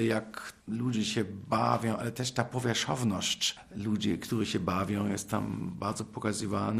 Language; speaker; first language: Polish; non-native, fluent; German